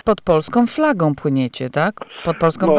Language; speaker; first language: Polish; native; Polish